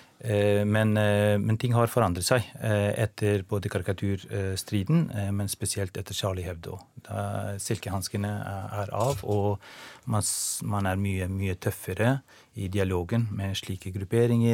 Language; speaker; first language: Norwegian; non-native, fluent; Albanian